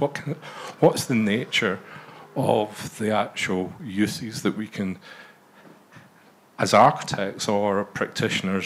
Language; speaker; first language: English; native; English